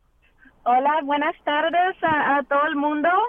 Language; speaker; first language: Spanish; early bilingual, heritage; Spanish